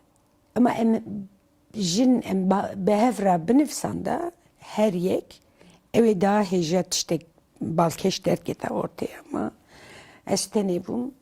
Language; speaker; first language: Kurdish; non-native, local second language; Turkish